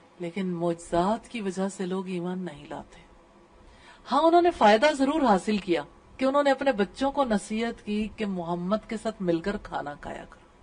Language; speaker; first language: Urdu; native; Urdu